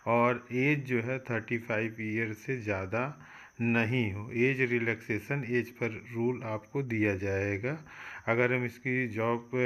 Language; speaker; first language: Hindi; native; Hindi